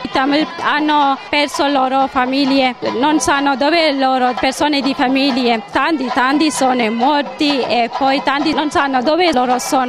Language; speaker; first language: Italian; non-native, learner; Tamil